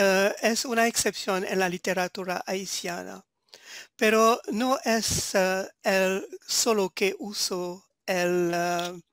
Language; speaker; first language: Spanish; non-native, fluent; French